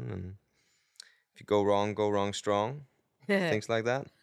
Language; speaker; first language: English; non-native, fluent; Danish